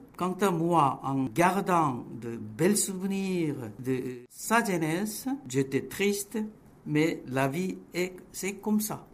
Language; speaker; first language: French; non-native, fluent; Korean